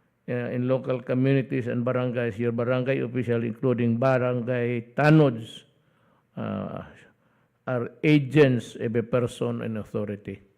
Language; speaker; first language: English; non-native, local second language; Cebuano